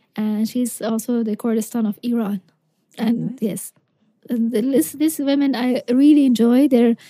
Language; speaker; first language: English; non-native, fluent; Persian